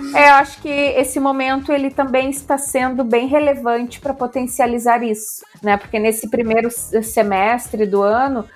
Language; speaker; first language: Portuguese; native; Portuguese